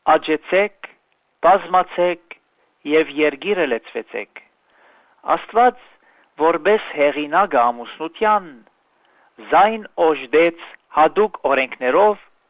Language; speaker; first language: Armenian; early bilingual, heritage; Armenian